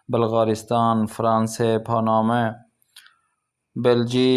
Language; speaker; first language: Persian; non-native, fluent; Urdu